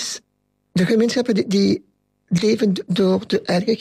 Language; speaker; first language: Dutch; non-native, local second language; French